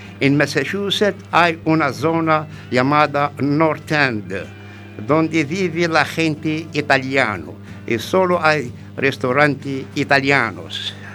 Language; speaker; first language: Spanish; non-native, learner; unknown